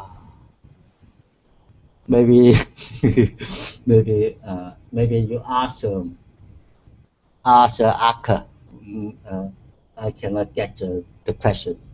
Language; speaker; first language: English; non-native, learner; Chinese